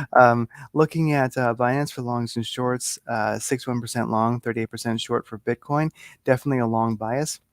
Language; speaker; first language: English; native; English